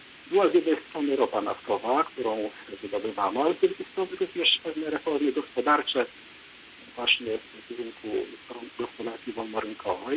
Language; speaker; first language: Polish; native; Polish